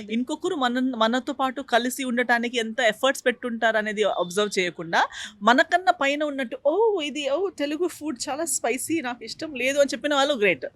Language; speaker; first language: Telugu; non-native, fluent; Konkani